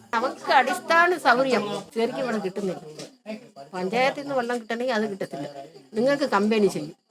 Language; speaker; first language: Malayalam; early bilingual, other home language; Tamil